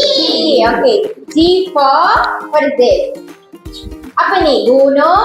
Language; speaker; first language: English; non-native, local second language; Malay